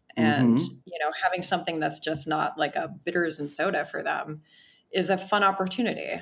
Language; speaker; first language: English; native; English